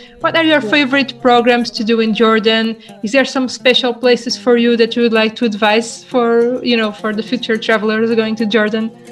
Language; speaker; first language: English; non-native, fluent; Portuguese